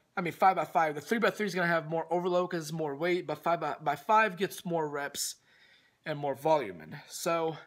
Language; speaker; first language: English; early bilingual, other home language; Russian